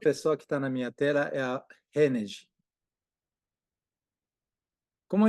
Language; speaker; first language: Portuguese; non-native, fluent; Japanese